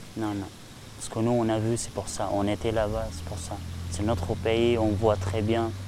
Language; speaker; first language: French; non-native, learner; Persian